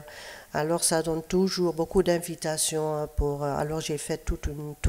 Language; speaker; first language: French; non-native, fluent; Dutch